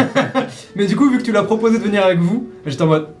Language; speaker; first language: French; native; French